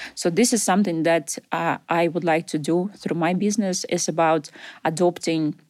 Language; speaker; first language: English; non-native, fluent; Ukrainian